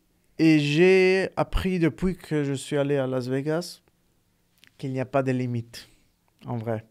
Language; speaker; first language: French; non-native, fluent; Italian